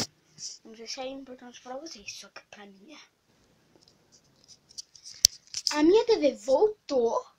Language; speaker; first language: Portuguese; native; Portuguese